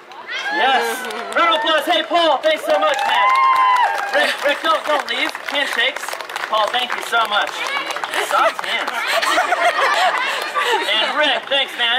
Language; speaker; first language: English; native; English